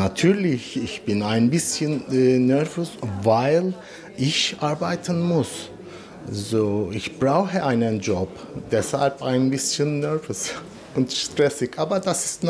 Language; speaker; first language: German; non-native, learner; Turkish